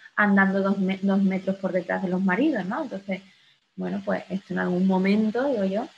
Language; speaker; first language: Spanish; native; Spanish